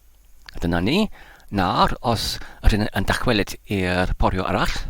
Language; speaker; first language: Welsh; non-native, learner; Polish